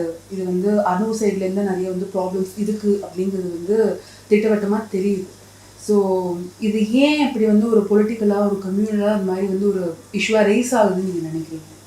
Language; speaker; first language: Tamil; native; Tamil